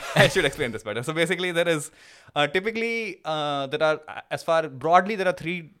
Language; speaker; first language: English; non-native, local second language; Hindi